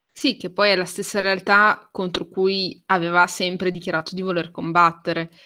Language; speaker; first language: Italian; native; Italian